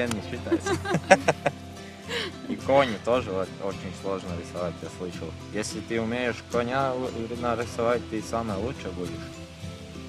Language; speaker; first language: Russian; non-native, learner; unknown